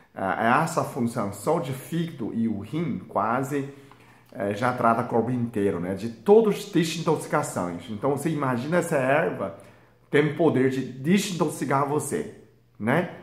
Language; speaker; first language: Portuguese; non-native, fluent; Chinese